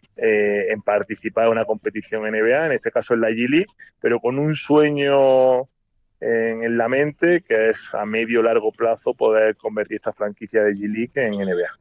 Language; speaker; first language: Spanish; native; Spanish